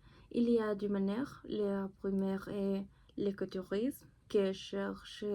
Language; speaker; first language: French; non-native, learner; Spanish